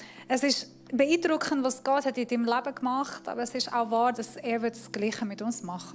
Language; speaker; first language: German; non-native, fluent; Persian